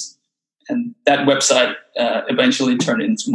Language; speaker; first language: English; non-native, fluent; Danish